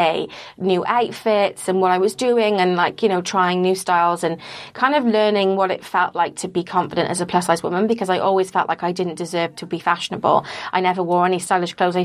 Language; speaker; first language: English; native; English